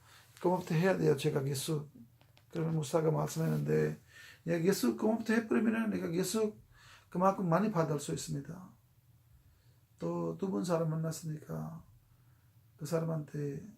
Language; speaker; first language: Korean; non-native, fluent; Urdu